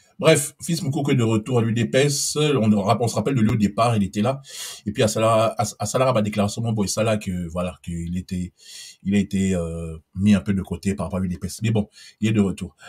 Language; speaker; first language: French; non-native, local second language; Lingala